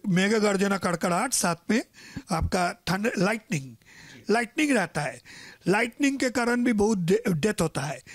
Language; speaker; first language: Hindi; non-native, local second language; Marathi